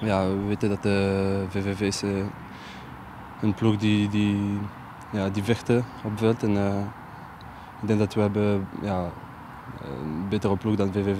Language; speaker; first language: Dutch; non-native, local second language; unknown